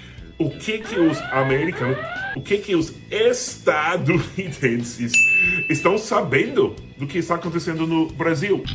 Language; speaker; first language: Portuguese; non-native, fluent; English